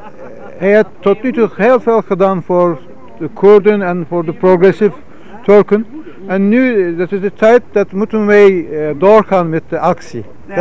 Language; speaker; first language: Dutch; non-native, fluent; Turkish